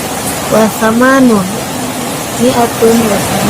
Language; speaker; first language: Arabic; non-native, learner; Indonesian